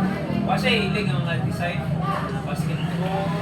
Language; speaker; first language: Filipino; non-native, local second language; Cebuano